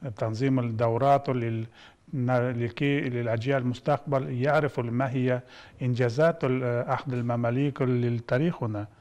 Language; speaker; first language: Arabic; non-native, fluent; Kazakh